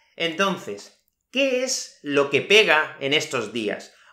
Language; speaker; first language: Spanish; native; Spanish